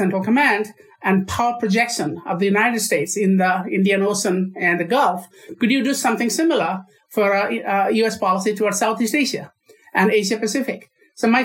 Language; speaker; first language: English; non-native, local second language; Odia